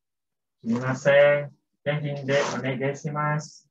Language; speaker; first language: Japanese; non-native, learner; Indonesian